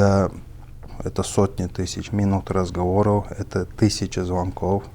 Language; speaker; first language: Russian; non-native, local second language; Chechen